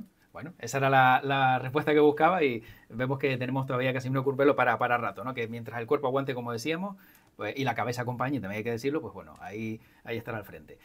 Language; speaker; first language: Spanish; native; Spanish